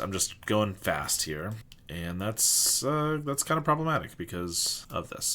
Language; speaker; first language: English; native; English